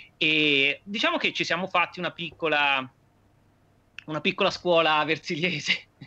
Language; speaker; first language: Italian; native; Italian